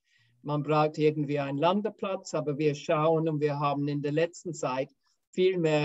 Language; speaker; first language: German; non-native, fluent; English